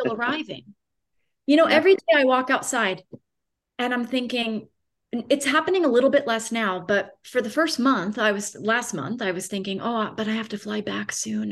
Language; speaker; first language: English; native; English